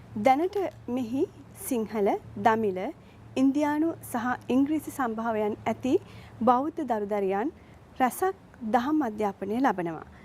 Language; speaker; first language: Sinhala; native; Sinhala